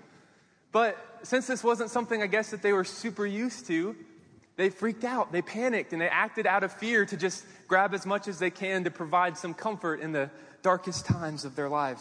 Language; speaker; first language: English; native; English